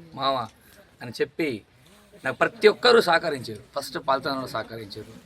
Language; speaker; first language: Telugu; non-native, local second language; Lambadi